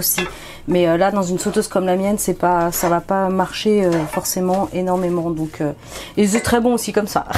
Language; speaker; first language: French; native; French